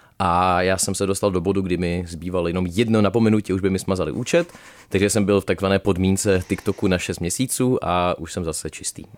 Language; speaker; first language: Czech; early bilingual, other home language; Russian